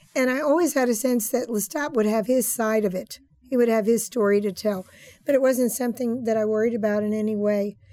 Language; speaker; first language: English; native; English